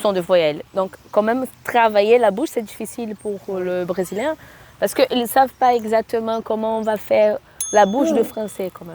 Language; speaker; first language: French; non-native, fluent; Portuguese